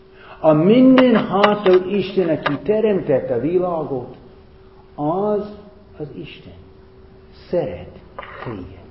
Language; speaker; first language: Hungarian; non-native, fluent; English